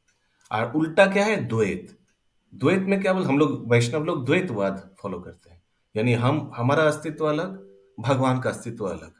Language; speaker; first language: Hindi; non-native, local second language; Bangla